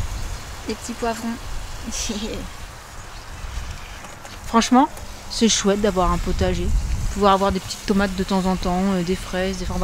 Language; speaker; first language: French; native; French